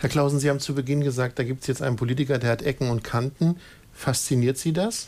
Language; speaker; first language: German; native; German